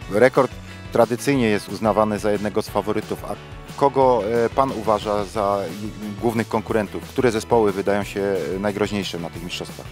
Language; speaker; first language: Polish; native; Polish